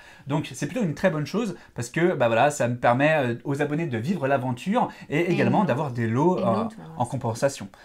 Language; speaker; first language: French; native; French